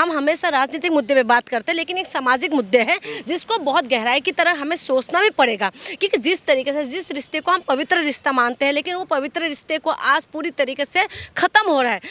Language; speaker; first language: Hindi; non-native, local second language; Assamese